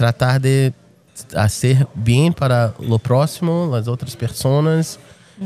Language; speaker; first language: Spanish; non-native, fluent; Portuguese